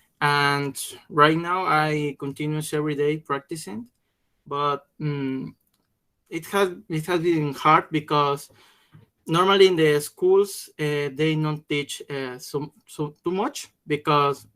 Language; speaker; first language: English; non-native, learner; Spanish